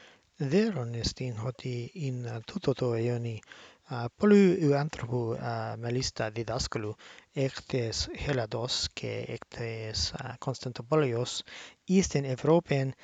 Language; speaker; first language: Greek; non-native, learner; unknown